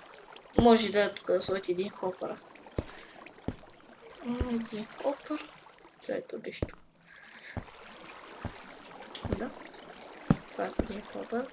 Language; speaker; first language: Bulgarian; native; Bulgarian